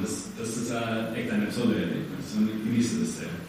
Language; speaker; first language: German; non-native, fluent; English